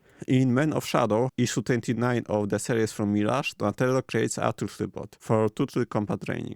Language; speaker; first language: English; non-native, fluent; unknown